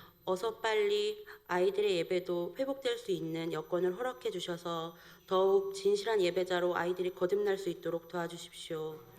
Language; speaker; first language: Korean; native; Korean